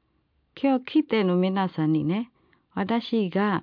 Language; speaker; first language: Japanese; non-native, learner; Burmese